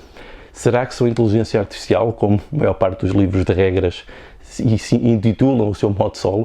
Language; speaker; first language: Portuguese; native; Portuguese